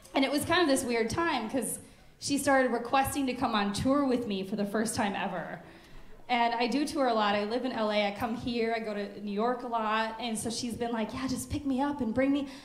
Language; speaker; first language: English; native; English